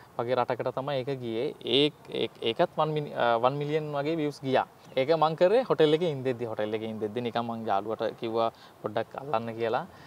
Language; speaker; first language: Sinhala; native; Sinhala